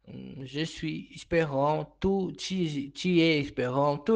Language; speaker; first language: French; non-native, learner; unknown